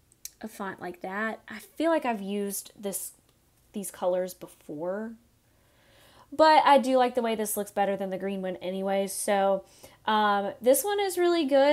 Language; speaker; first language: English; native; English